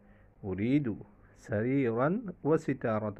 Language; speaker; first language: Arabic; non-native, fluent; Bangla